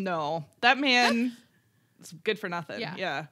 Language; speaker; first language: English; native; English